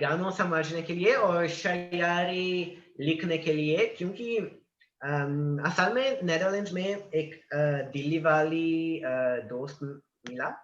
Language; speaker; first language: Hindi; non-native, learner; Italian